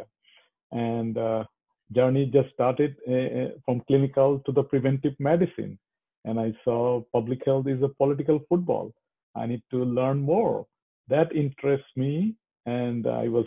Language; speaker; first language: English; non-native, local second language; Bangla